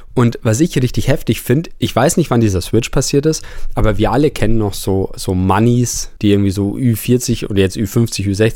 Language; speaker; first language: German; native; German